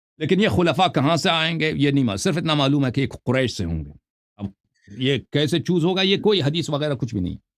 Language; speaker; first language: Urdu; non-native, fluent; Persian